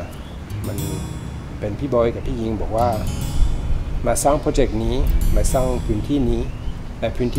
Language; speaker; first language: Thai; non-native, learner; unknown